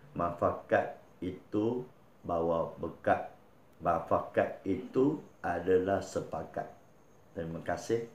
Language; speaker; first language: Malay; non-native, local second language; Chinese